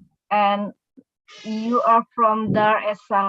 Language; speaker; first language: English; non-native, local second language; Indonesian